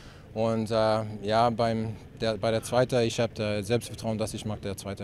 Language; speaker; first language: German; non-native, fluent; English